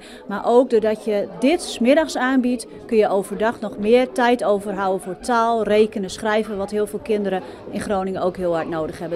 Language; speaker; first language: Dutch; native; Dutch